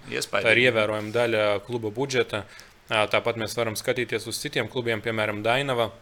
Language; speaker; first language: Latvian; early bilingual, other home language; Lithuanian